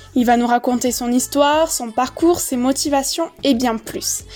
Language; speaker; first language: French; native; French